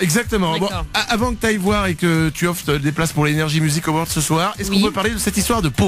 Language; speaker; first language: French; native; French